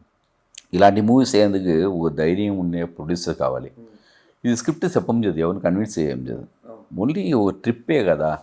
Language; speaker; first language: Telugu; non-native, learner; Tamil